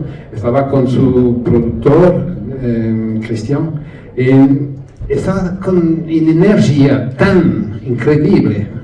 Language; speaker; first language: Spanish; non-native, learner; French